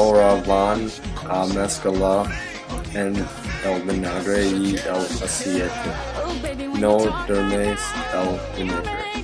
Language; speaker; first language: Spanish; non-native, learner; English